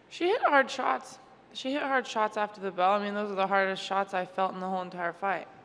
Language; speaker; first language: English; native; English